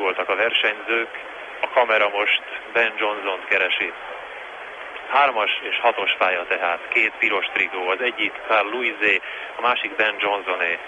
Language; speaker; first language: Hungarian; native; Hungarian